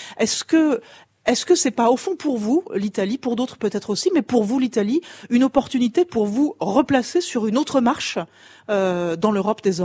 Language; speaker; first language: French; native; French